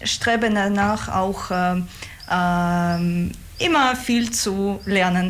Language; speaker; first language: German; non-native, fluent; Russian